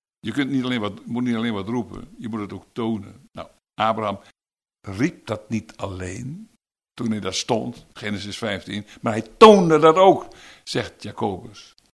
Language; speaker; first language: Dutch; native; Dutch